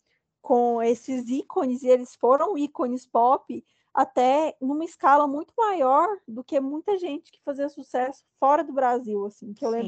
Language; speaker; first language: Portuguese; native; Portuguese